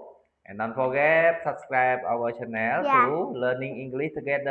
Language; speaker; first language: English; non-native, learner; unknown